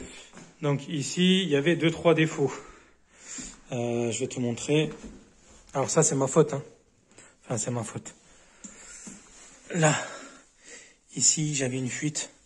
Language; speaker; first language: French; native; French